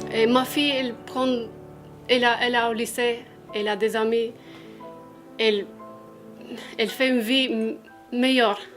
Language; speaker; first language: French; non-native, learner; Albanian